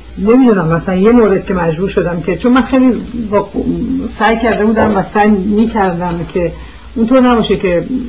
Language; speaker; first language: Persian; early bilingual, heritage; Persian